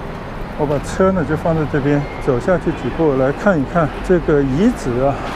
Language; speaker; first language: Chinese; non-native, local second language; Cantonese